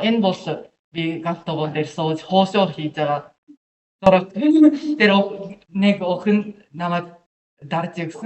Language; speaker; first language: Mongolian; non-native, learner; Japanese